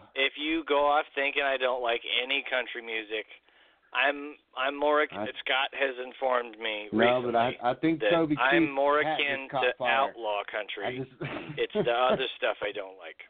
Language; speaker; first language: English; native; English